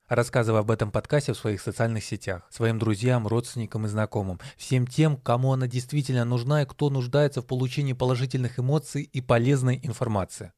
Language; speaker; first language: Russian; native; Russian